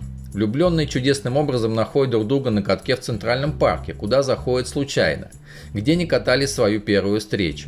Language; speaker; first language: Russian; native; Russian